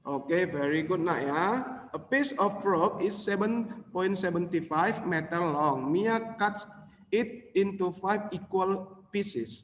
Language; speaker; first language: English; non-native, local second language; Indonesian